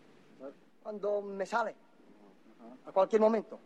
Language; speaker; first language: Spanish; non-native, local second language; Catalan